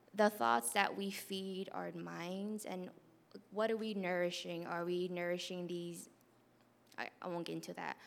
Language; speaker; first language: English; native; English